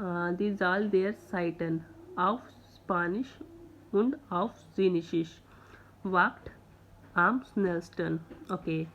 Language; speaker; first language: German; non-native, learner; Hindi